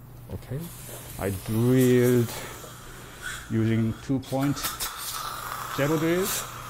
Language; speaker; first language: English; non-native, fluent; Korean